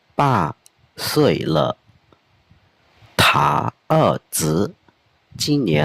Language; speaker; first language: Chinese; non-native, fluent; Khmer